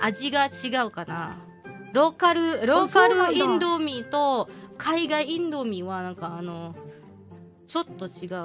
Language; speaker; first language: Japanese; non-native, fluent; Indonesian